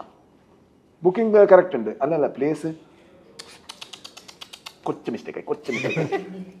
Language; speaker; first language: Malayalam; non-native, learner; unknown